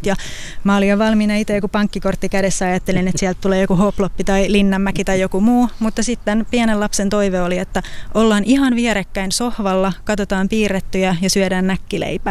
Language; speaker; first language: Finnish; native; Finnish